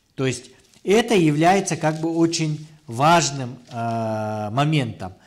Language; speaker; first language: Russian; non-native, local second language; Kyrgyz